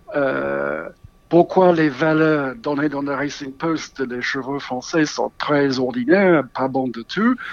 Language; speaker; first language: French; non-native, fluent; English